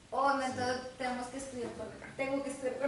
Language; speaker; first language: Spanish; native; Spanish